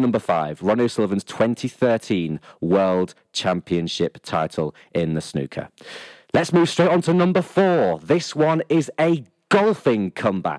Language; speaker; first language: English; native; English